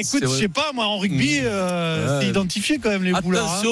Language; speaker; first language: French; native; French